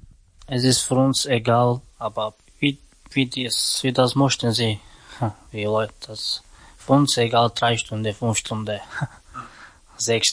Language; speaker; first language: German; non-native, learner; Romany